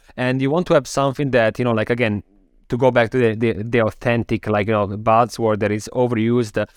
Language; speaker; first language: English; non-native, fluent; Italian